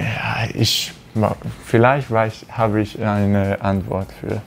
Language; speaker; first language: German; non-native, fluent; Danish